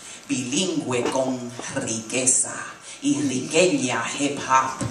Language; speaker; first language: Spanish; early bilingual, heritage; Spanish